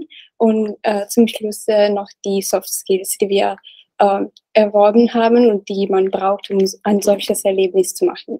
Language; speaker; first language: German; non-native, learner; Italian